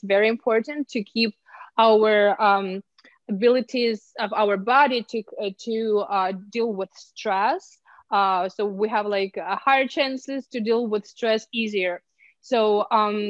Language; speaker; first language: English; non-native, fluent; Ukrainian